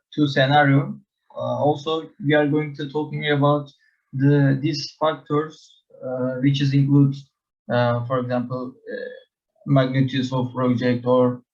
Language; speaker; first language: English; non-native, learner; Turkish